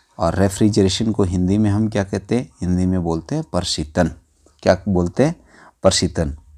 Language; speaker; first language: Hindi; native; Hindi